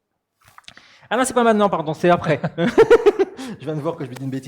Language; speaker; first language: French; native; French